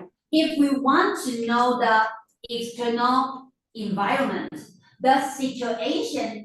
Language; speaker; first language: English; non-native, fluent; Chinese